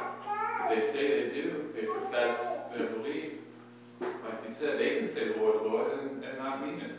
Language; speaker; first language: English; non-native, fluent; Portuguese